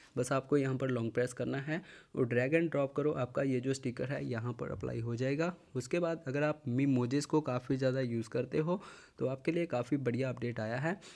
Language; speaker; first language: Hindi; native; Hindi